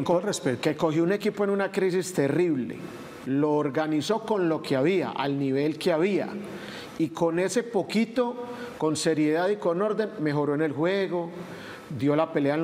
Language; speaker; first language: Spanish; native; Spanish